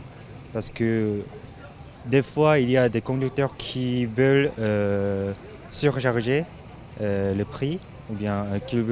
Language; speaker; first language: French; non-native, local second language; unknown